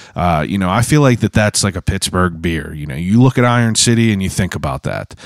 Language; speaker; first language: English; native; English